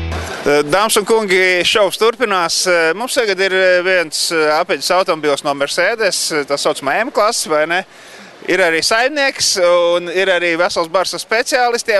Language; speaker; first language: Latvian; native; Latvian